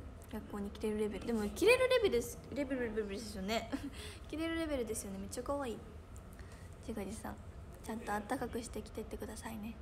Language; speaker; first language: Japanese; native; Japanese